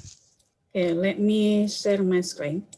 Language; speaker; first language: English; non-native, learner; Indonesian